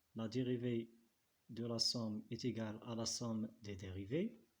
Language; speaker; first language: French; non-native, local second language; Arabic